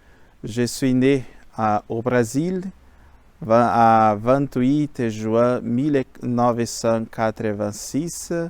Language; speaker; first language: French; non-native, learner; Portuguese